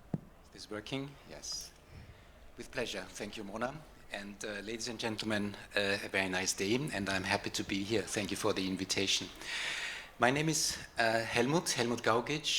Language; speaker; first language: English; non-native, fluent; German